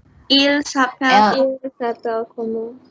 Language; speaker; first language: French; non-native, learner; Malay